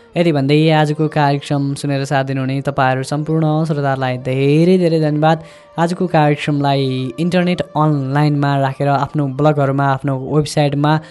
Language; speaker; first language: Nepali; native; Nepali